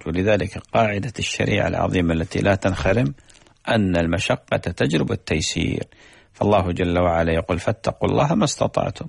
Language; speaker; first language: Arabic; native; Arabic